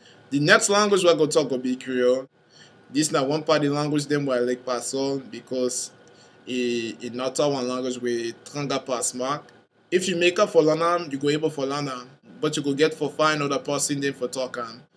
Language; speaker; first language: English; native; English